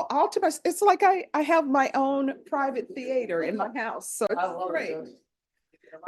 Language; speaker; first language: English; native; English